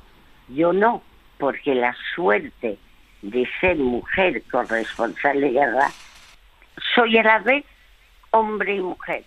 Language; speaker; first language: Spanish; early bilingual, other home language; French